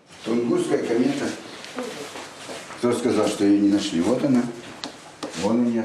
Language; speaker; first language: Russian; native; Russian